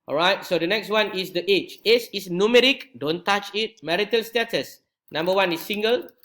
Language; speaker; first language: English; non-native, local second language; Malay